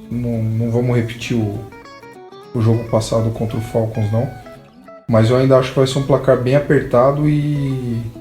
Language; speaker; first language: Portuguese; native; Portuguese